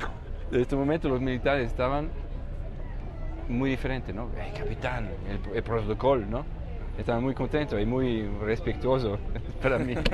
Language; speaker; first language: Spanish; non-native, fluent; German